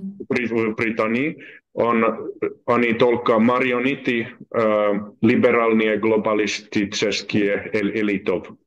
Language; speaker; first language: Russian; non-native, learner; Finnish